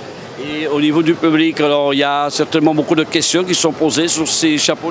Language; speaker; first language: French; native; French